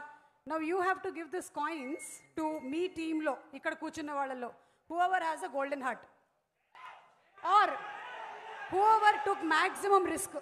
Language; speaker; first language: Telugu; native; Telugu